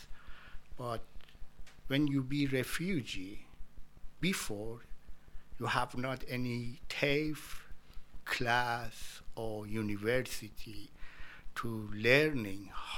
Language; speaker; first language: English; non-native, learner; Persian